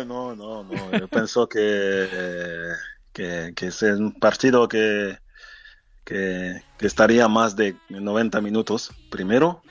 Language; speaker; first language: Spanish; non-native, fluent; French